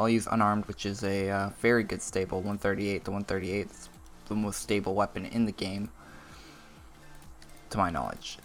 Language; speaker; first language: English; native; English